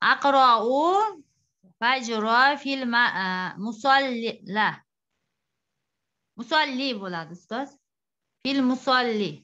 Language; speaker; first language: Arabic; non-native, learner; Uzbek